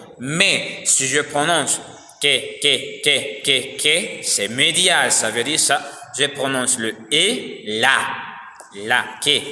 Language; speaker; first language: French; non-native, learner; Spanish